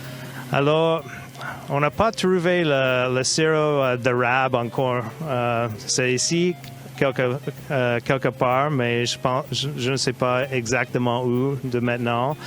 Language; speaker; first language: French; non-native, learner; English